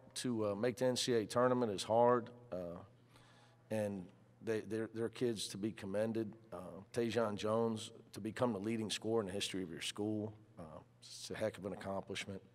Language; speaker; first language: English; native; English